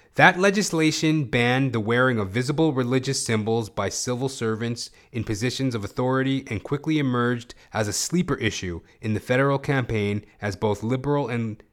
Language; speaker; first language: English; early bilingual, other home language; Hindi